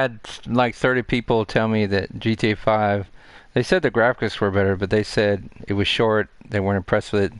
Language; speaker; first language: English; native; English